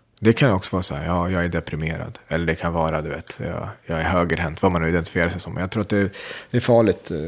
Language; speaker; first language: Swedish; early bilingual, other home language; Central Kurdish